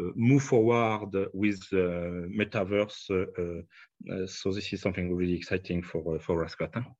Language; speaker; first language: English; non-native, fluent; French